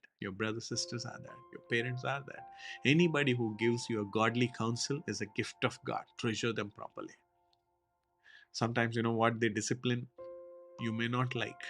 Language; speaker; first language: English; non-native, local second language; Hindi